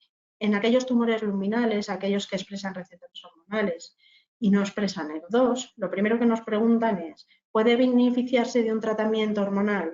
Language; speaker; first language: Spanish; native; Spanish